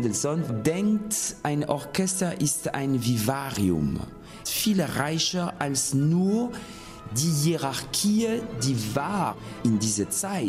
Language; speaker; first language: German; non-native, fluent; French